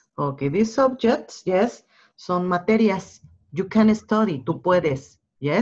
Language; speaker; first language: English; non-native, learner; Spanish